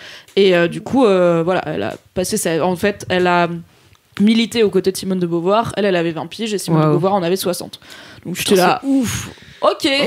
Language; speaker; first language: French; native; French